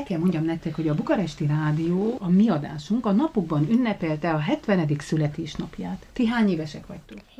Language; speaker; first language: Hungarian; native; Hungarian